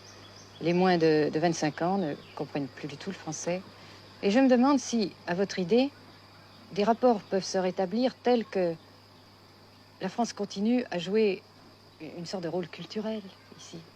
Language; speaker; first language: French; native; French